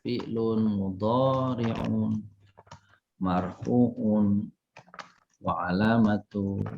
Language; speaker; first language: Arabic; non-native, fluent; Indonesian